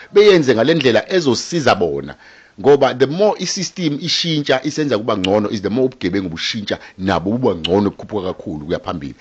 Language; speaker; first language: Zulu; native; Zulu